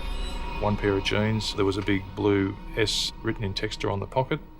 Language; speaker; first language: English; native; English